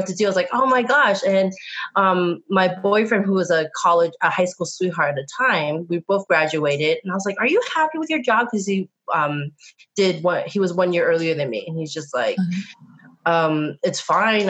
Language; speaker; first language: English; native; English